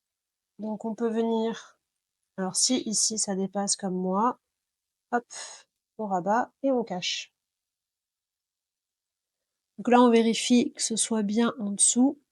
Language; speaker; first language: French; native; French